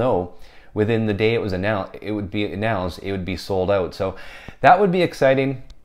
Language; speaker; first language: English; native; English